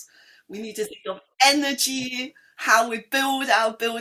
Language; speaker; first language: English; non-native, local second language; Cantonese